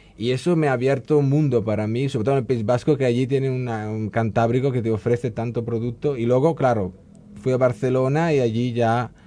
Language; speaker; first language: Spanish; non-native, fluent; Italian